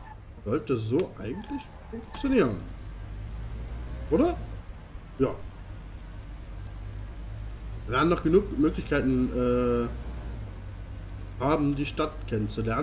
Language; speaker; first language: German; native; German